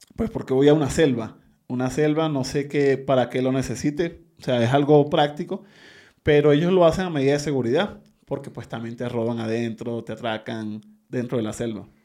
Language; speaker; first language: Spanish; native; Spanish